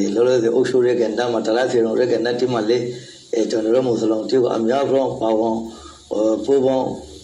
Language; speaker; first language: Burmese; non-native, local second language; Rohingya